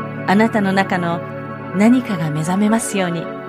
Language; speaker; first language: Japanese; native; Japanese